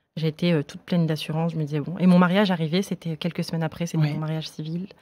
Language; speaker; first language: French; native; French